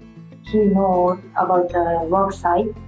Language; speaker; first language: English; non-native, learner; Japanese